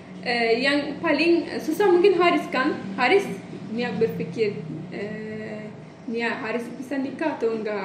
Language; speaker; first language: Indonesian; non-native, learner; Turkish